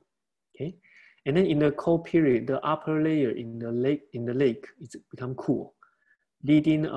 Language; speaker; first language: English; non-native, fluent; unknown